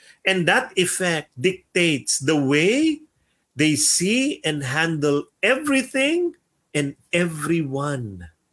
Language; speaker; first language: English; non-native, local second language; Filipino